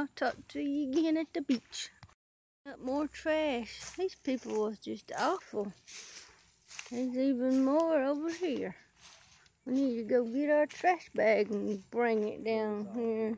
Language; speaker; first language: English; native; English